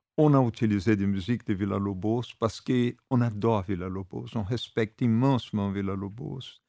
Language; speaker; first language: French; non-native, fluent; Portuguese